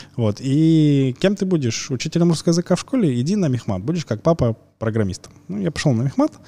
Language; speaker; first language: Russian; native; Russian